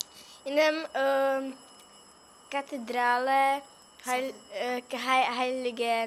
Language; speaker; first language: German; non-native, learner; Czech